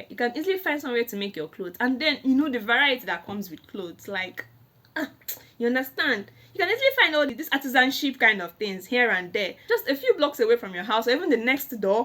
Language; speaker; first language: English; non-native, local second language; Igbo